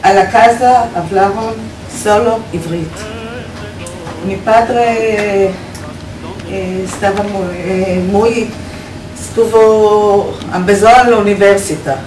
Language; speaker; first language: Spanish; non-native, learner; Hebrew